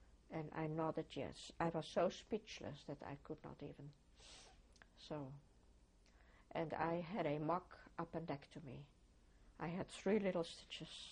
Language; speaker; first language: English; non-native, fluent; Dutch